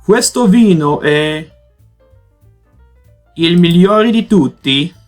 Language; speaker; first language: Italian; non-native, learner; Portuguese